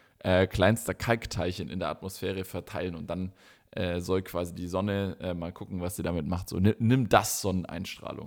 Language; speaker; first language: German; native; German